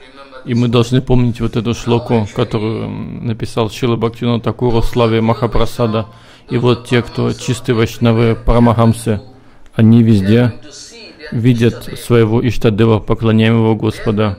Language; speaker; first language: Russian; native; Russian